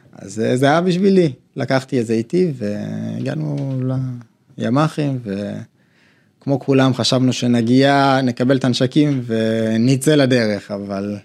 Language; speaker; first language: Hebrew; early bilingual, other home language; Amharic